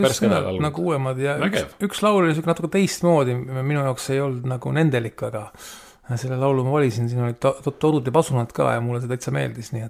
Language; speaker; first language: Estonian; native; Estonian